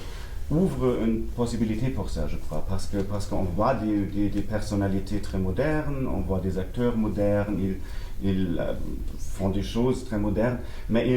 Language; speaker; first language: French; non-native, learner; German